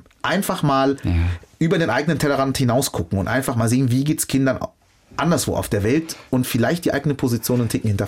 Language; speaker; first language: German; early bilingual, other home language; Arabic